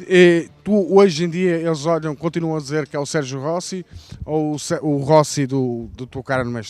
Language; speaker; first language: Portuguese; native; Portuguese